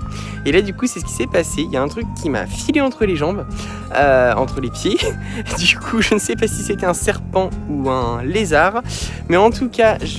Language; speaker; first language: French; native; French